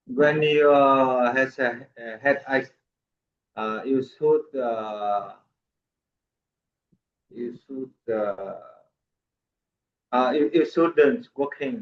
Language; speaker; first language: English; non-native, learner; Vietnamese